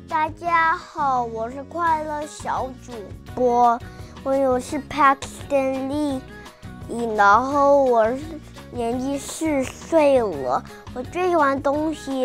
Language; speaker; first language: Chinese; early bilingual, other home language; English